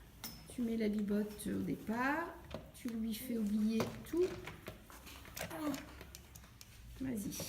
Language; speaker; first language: French; native; French